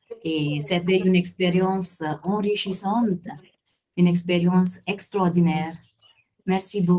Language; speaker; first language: French; non-native, fluent; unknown